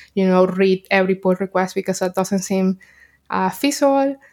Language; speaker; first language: English; non-native, fluent; Spanish